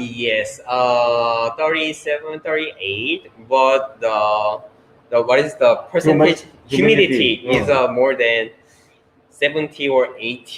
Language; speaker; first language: English; non-native, learner; Korean